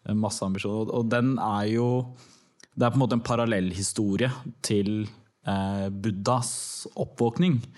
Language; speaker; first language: Norwegian; early bilingual, other home language; Turkish